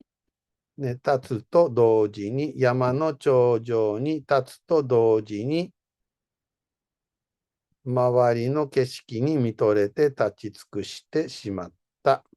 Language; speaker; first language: Japanese; non-native, fluent; Indonesian